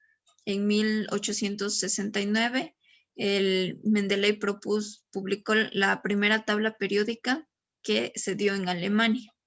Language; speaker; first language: Spanish; native; Spanish